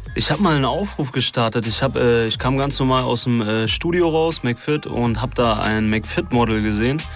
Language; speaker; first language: German; native; German